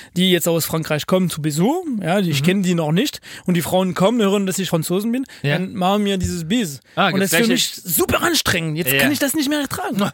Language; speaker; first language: German; non-native, fluent; French